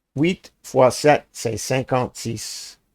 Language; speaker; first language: French; non-native, learner; English